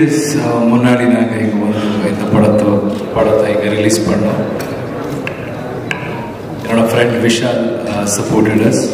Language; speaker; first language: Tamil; non-native, learner; Kannada